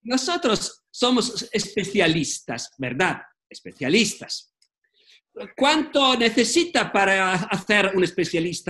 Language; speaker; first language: Spanish; non-native, fluent; Italian